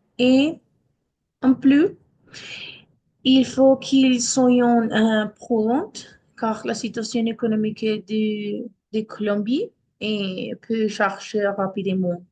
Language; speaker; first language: French; non-native, learner; Spanish